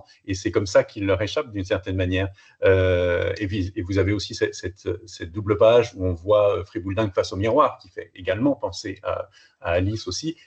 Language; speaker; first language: French; native; French